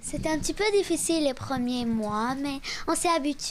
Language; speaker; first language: French; early bilingual, other home language; Arabic